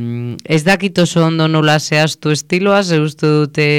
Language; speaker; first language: Basque; non-native, local second language; Spanish